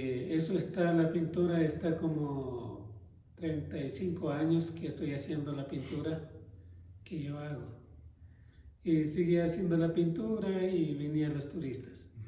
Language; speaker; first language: Spanish; non-native, local second language; Quechua